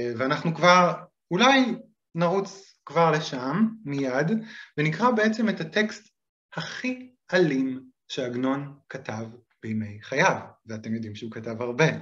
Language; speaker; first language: Hebrew; native; Hebrew